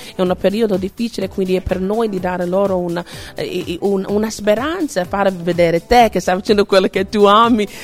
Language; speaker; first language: Italian; non-native, fluent; English